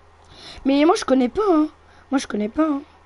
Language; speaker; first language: French; native; French